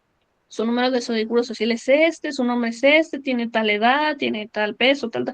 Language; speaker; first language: Spanish; native; Spanish